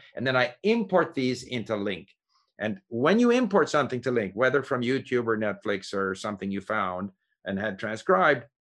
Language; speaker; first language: English; native; English